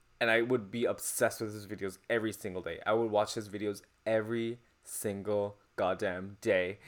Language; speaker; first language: English; non-native, fluent; Chinese